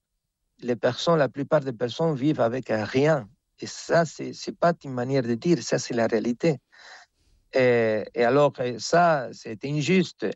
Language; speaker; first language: French; non-native, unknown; Spanish